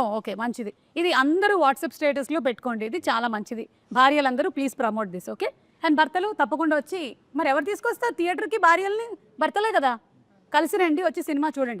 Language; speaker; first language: Telugu; non-native, local second language; Malayalam